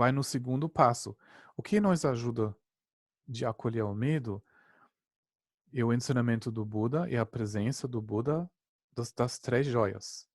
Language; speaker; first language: Portuguese; non-native, fluent; German